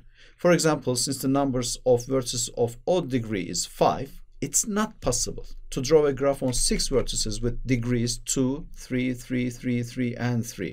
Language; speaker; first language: English; non-native, fluent; Turkish